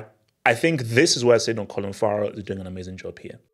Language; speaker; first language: English; native; English